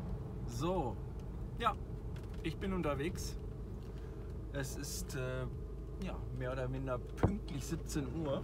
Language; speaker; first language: German; native; German